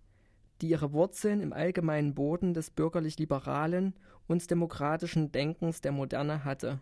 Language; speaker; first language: German; native; German